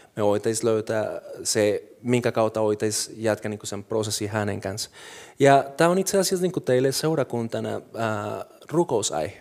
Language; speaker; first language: Finnish; non-native, fluent; Spanish